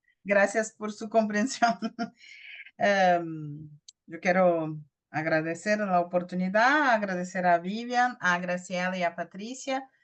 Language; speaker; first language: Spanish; non-native, learner; Portuguese